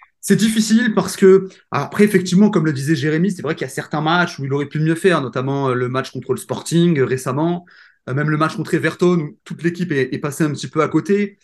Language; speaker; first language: French; native; French